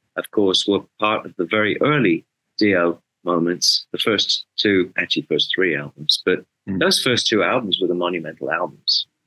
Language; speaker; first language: English; native; English